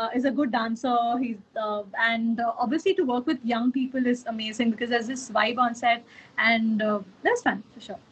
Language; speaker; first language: English; non-native, local second language; Kannada